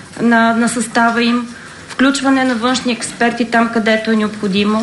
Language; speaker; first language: Bulgarian; native; Bulgarian